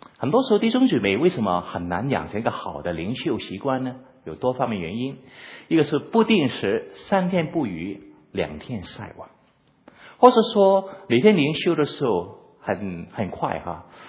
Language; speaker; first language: Chinese; non-native, local second language; Cantonese